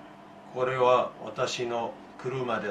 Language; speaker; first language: Japanese; non-native, learner; English